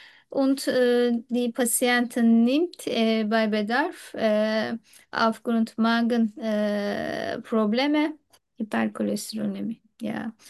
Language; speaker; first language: German; non-native, learner; Turkish